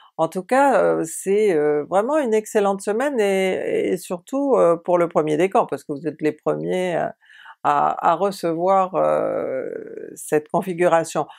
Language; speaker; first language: French; native; French